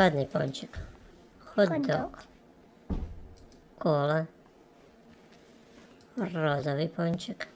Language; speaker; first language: Russian; native; Russian